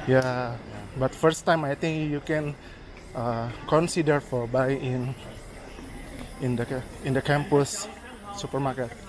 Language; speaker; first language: English; non-native, learner; Indonesian